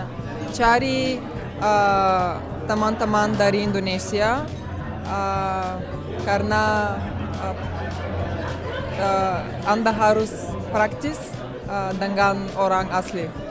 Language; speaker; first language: Indonesian; non-native, learner; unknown